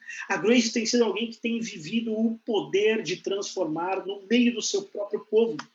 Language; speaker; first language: Portuguese; native; Portuguese